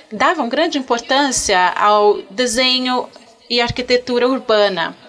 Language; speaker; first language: Portuguese; non-native, fluent; French